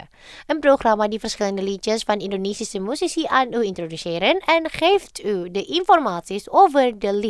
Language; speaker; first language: Dutch; non-native, fluent; Indonesian